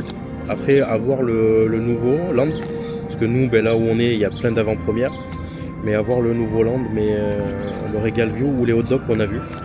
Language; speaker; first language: French; native; French